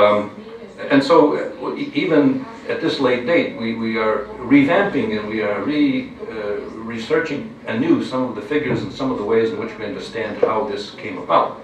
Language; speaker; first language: English; non-native, fluent; Lithuanian